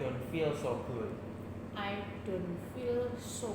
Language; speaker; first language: English; non-native, learner; Indonesian